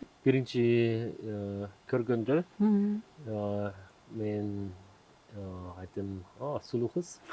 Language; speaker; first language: Kyrgyz; non-native, learner; German